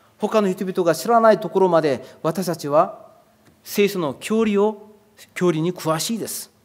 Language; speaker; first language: Japanese; non-native, fluent; Korean